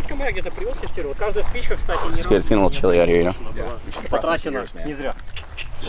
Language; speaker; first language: English; native; English